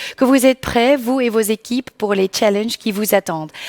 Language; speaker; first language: French; non-native, local second language; Dutch